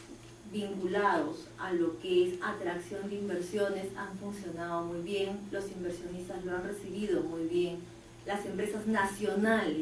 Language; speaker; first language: Spanish; native; Spanish